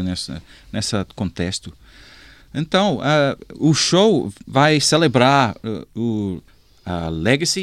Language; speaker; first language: Portuguese; non-native, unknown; English